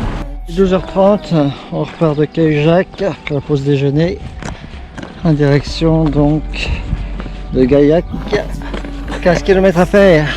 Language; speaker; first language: French; native; French